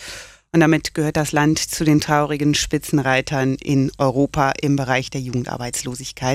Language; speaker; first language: German; native; German